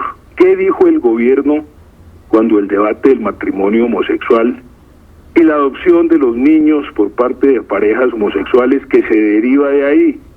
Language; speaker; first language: Spanish; native; Spanish